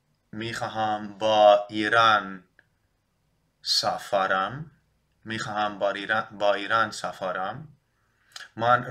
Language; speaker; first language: Persian; non-native, learner; Dutch